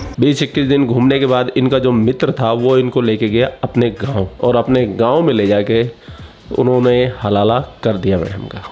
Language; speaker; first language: Hindi; native; Hindi